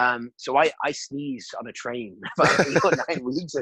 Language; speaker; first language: English; native; English